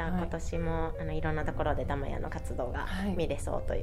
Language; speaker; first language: Japanese; native; Japanese